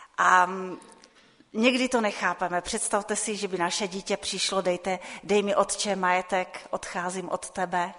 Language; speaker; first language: Czech; non-native, local second language; Polish